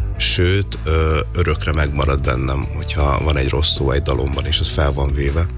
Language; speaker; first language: Hungarian; native; Hungarian